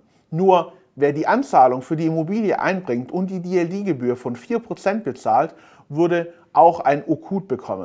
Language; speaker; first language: German; native; German